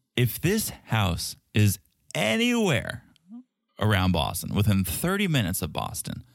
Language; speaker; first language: English; native; English